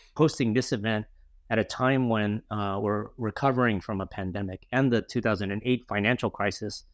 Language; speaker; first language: English; native; English